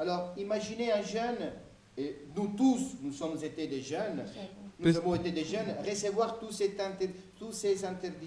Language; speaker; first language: French; native; French